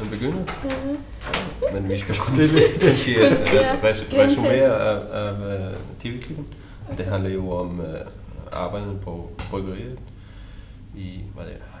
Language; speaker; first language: Danish; non-native, learner; Icelandic